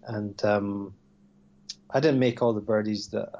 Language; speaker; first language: English; native; English